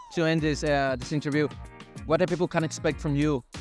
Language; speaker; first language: English; non-native, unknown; Spanish